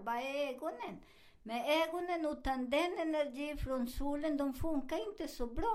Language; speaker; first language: Swedish; non-native, learner; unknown